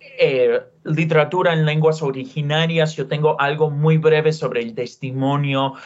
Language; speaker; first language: Spanish; non-native, fluent; English